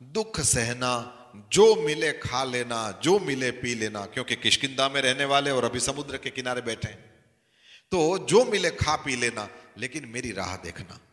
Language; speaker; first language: Hindi; non-native, local second language; Gujarati